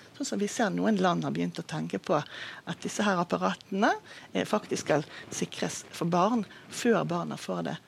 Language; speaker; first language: Norwegian; non-native, fluent; Hebrew